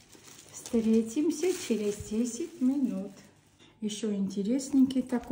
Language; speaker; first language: Russian; non-native, local second language; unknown